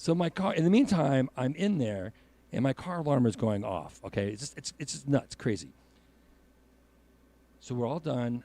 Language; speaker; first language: English; native; English